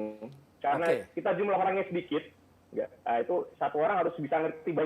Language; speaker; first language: Indonesian; native; Indonesian